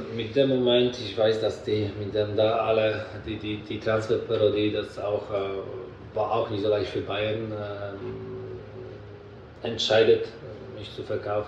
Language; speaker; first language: German; non-native, fluent; Polish